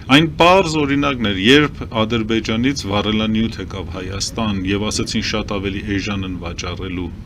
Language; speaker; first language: Armenian; early bilingual, heritage; Armenian